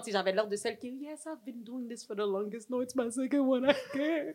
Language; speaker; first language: English; non-native, local second language; French